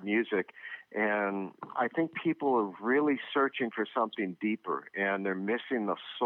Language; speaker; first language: English; native; English